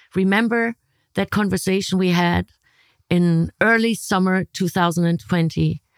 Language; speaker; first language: English; non-native, fluent; German